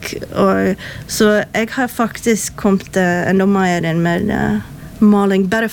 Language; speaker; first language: Norwegian; non-native, fluent; English